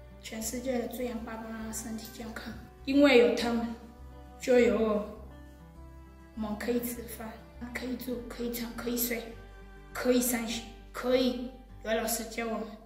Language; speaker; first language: Chinese; non-native, learner; Southern Sotho